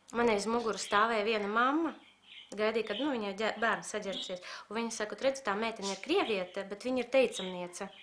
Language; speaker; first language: Latvian; early bilingual, other home language; Russian